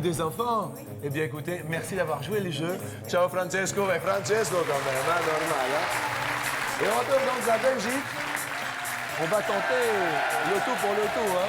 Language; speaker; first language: French; native; French